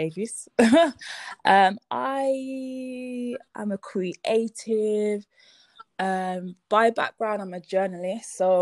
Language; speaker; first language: English; native; English